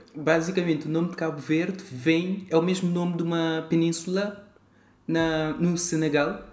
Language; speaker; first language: Portuguese; non-native, local second language; Kabuverdianu